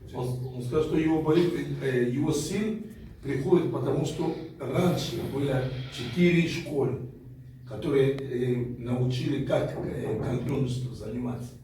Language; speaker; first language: Russian; non-native, fluent; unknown